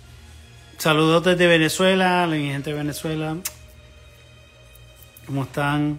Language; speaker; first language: Spanish; native; Spanish